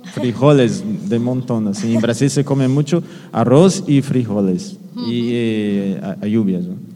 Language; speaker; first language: Spanish; non-native, fluent; Portuguese